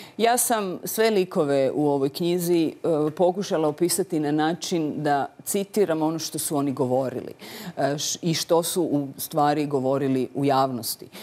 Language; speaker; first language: Croatian; native; Croatian